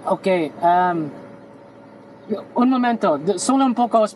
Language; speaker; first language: Spanish; non-native, learner; English